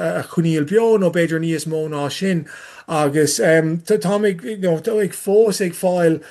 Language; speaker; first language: Irish; non-native, learner; English